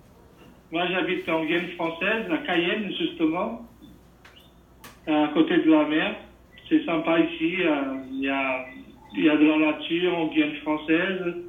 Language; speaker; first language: French; non-native, fluent; Portuguese